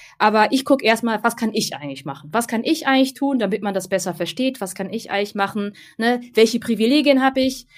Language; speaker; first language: German; early bilingual, other home language; Vietnamese